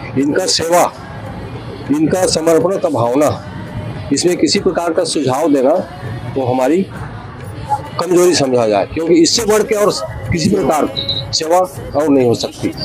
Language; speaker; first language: Hindi; native; Hindi